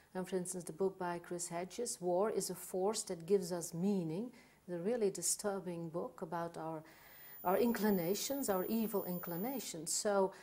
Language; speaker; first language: English; non-native, fluent; Dutch